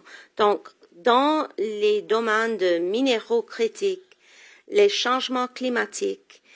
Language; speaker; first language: French; non-native, local second language; English